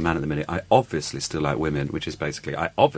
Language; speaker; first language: English; native; English